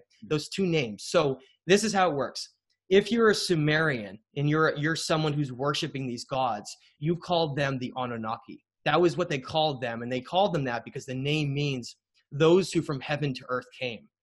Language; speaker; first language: English; native; English